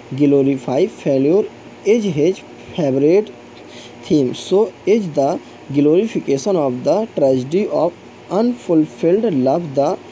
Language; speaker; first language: English; non-native, local second language; Hindi